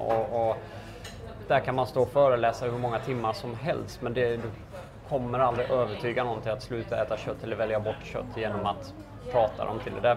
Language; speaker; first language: Swedish; native; Swedish